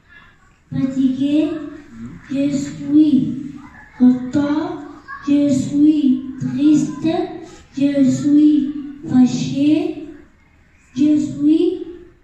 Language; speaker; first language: French; non-native, learner; Arabic